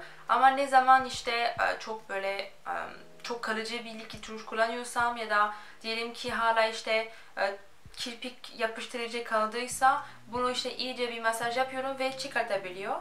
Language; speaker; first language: Turkish; non-native, fluent; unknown